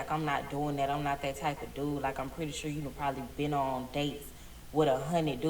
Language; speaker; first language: English; native; English